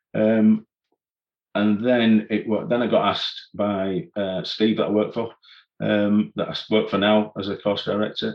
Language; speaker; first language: English; native; English